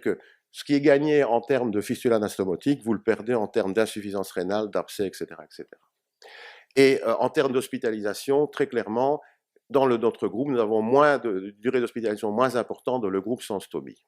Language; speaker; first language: French; native; French